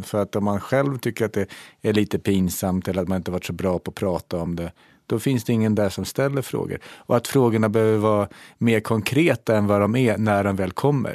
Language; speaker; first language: Swedish; native; Swedish